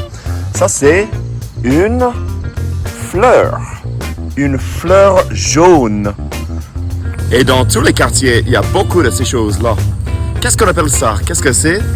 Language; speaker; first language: French; non-native, fluent; English